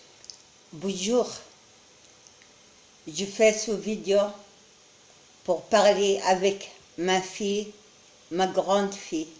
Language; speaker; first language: French; non-native, learner; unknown